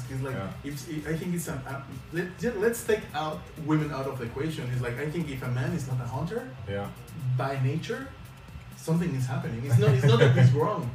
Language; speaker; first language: English; non-native, fluent; Spanish